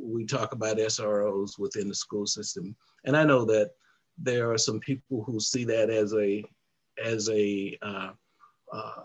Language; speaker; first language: English; native; English